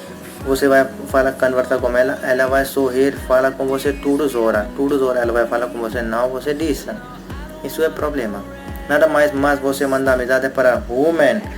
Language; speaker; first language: Portuguese; non-native, learner; Hindi